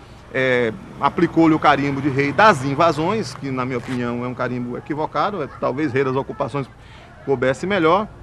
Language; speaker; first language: Portuguese; native; Portuguese